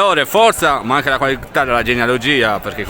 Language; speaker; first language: Italian; native; Italian